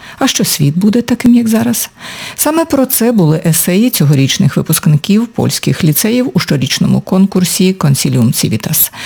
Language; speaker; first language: Ukrainian; native; Ukrainian